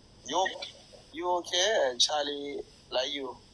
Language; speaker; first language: English; non-native, learner; Thai